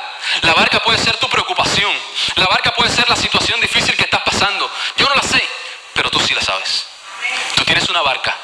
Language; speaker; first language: Spanish; native; Spanish